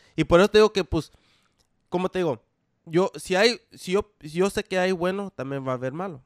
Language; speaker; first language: Spanish; early bilingual, heritage; Spanish